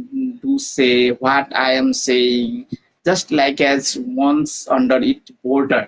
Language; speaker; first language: English; non-native, learner; Maithili